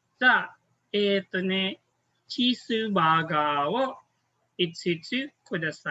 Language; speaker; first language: Japanese; non-native, fluent; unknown